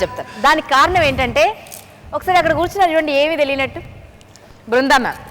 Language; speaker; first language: Telugu; native; Telugu